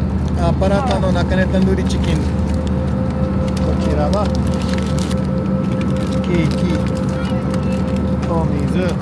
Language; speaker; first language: Japanese; non-native, fluent; Urdu